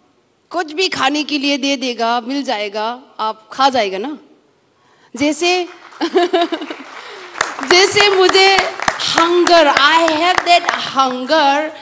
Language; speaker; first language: Hindi; non-native, local second language; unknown